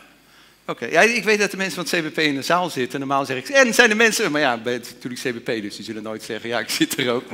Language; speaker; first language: Dutch; native; Dutch